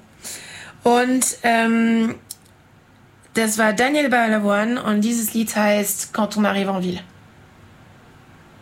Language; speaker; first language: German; non-native, fluent; French